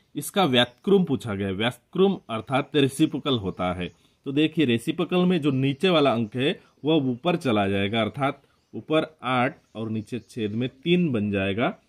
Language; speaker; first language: Hindi; non-native, local second language; Marathi